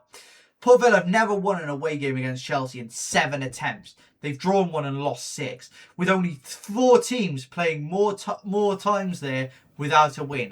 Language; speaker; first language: English; native; English